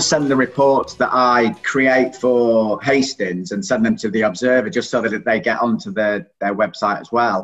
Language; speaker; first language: English; native; English